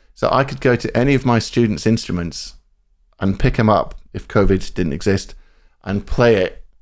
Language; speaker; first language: English; native; English